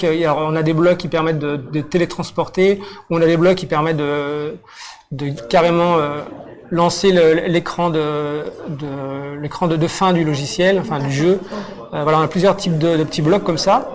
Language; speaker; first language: French; native; French